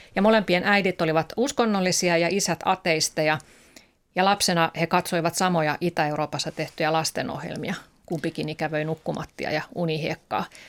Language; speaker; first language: Finnish; native; Finnish